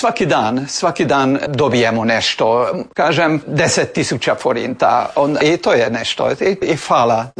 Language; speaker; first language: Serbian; early bilingual, heritage; Croatian